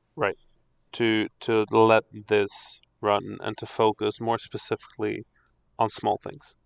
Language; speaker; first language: English; non-native, fluent; Dutch